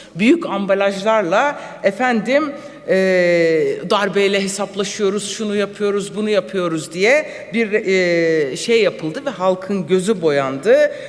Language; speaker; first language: Turkish; non-native, local second language; Kurdish